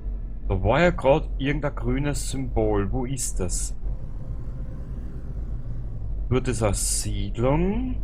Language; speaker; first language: German; native; German